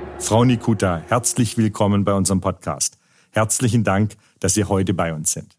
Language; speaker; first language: German; native; German